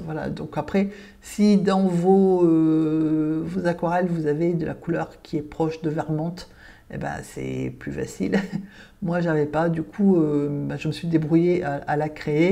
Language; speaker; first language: French; native; French